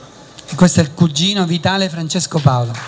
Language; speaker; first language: Italian; native; Italian